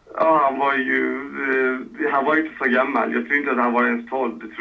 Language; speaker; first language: Swedish; non-native, fluent; Persian